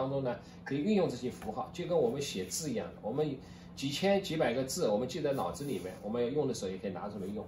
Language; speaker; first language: Chinese; native; Chinese